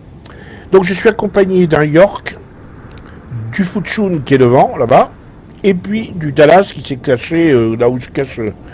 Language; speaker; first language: French; native; French